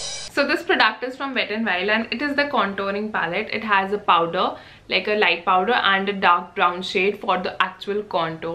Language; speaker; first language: English; non-native, local second language; Hindi